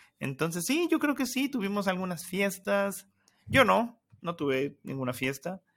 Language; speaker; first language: Spanish; native; Spanish